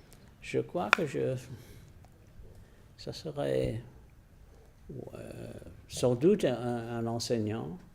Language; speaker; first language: French; non-native, fluent; English